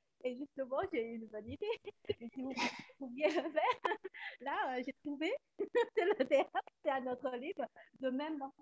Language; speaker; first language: French; non-native, fluent; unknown